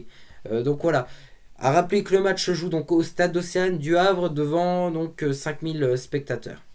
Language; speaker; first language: French; native; French